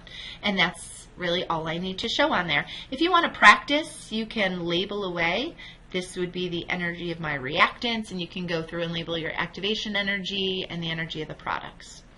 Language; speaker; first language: English; native; English